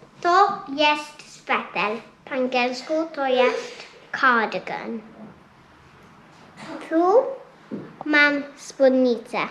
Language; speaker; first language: Polish; early bilingual, heritage; Polish